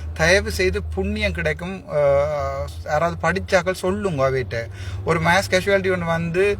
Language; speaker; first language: Tamil; native; Tamil